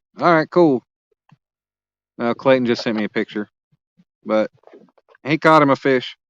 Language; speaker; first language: English; native; English